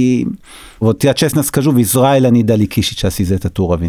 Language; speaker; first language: Russian; non-native, learner; Hebrew